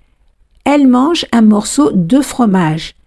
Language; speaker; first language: French; non-native, fluent; Spanish